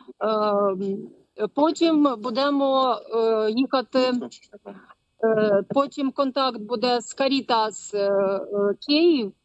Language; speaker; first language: Ukrainian; non-native, fluent; Polish